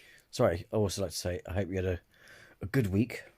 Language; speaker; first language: English; native; English